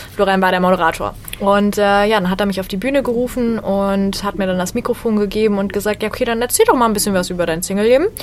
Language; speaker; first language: German; native; German